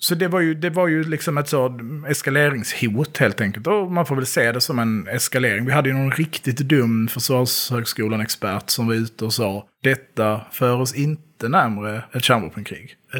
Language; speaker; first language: Swedish; native; Swedish